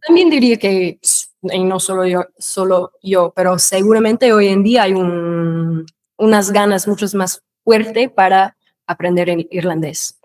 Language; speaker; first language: Spanish; non-native, fluent; English